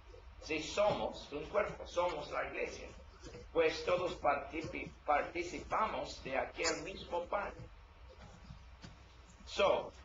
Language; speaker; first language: Spanish; non-native, learner; English